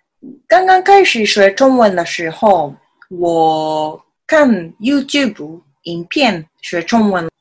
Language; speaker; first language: Chinese; non-native, learner; Japanese